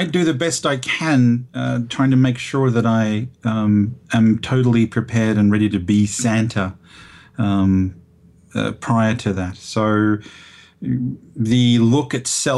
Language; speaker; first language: English; native; English